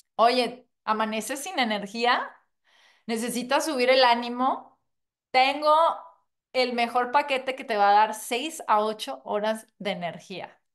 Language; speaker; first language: Spanish; non-native, fluent; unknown